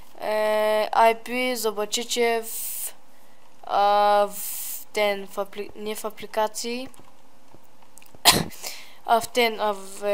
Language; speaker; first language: Polish; early bilingual, heritage; Polish